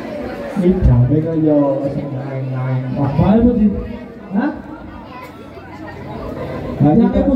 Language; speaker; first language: Indonesian; non-native, local second language; Javanese